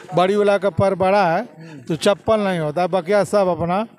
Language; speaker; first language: Hindi; native; Hindi